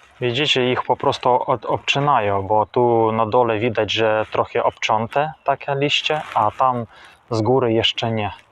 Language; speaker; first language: Polish; non-native, fluent; Russian